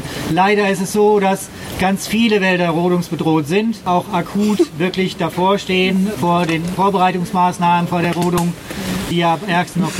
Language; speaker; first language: German; native; German